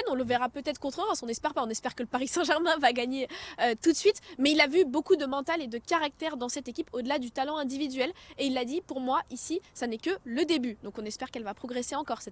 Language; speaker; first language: French; native; French